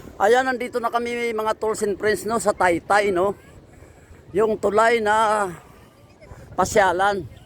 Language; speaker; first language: Filipino; non-native, local second language; Hiligaynon